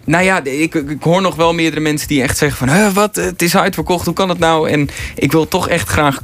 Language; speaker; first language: Dutch; native; Dutch